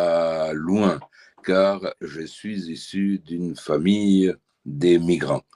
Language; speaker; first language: French; early bilingual, heritage; French